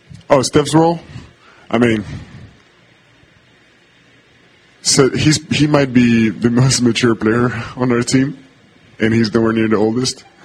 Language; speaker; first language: English; non-native, fluent; French